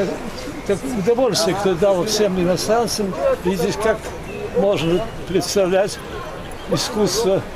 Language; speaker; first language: Russian; early bilingual, heritage; Russian